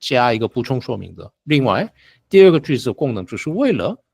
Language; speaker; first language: Chinese; non-native, fluent; Korean